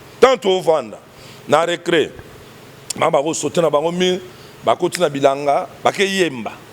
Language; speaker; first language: Lingala; native; Lingala